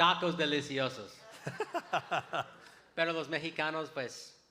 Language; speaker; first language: Spanish; non-native, fluent; English